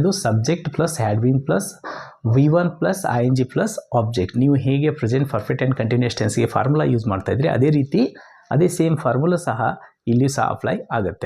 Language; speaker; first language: Kannada; native; Kannada